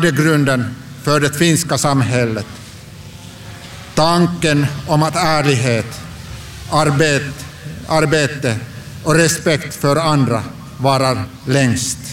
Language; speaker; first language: Swedish; non-native, local second language; Finnish